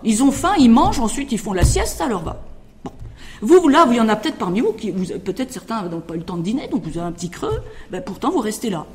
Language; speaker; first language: French; native; French